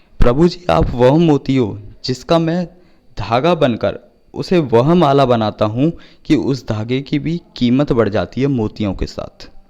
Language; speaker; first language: Hindi; native; Hindi